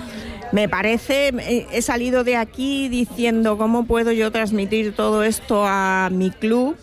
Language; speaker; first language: Spanish; native; Spanish